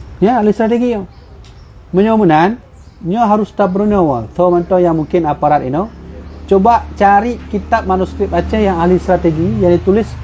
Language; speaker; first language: Malay; non-native, local second language; Achinese